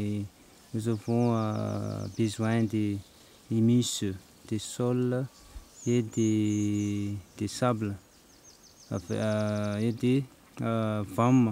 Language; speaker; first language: French; non-native, local second language; Malagasy